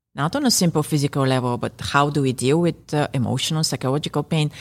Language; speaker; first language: English; non-native, fluent; Bulgarian